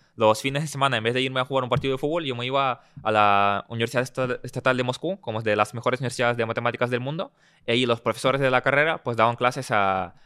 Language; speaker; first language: Spanish; early bilingual, other home language; Russian